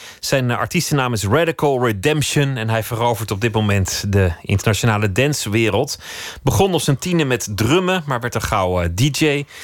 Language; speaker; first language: Dutch; native; Dutch